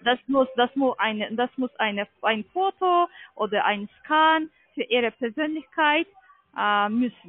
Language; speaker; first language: German; non-native, learner; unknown